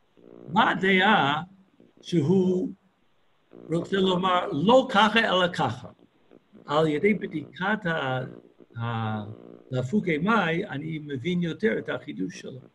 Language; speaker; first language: Hebrew; non-native, fluent; English